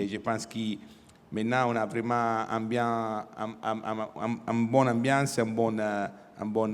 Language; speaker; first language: French; non-native, fluent; Italian